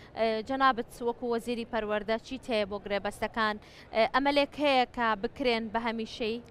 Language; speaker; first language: Central Kurdish; native; Central Kurdish